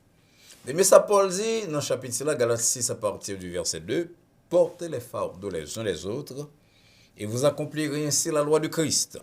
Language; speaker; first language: French; non-native, local second language; Haitian Creole